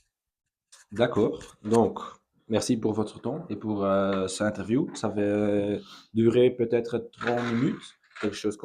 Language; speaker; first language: French; non-native, learner; Dutch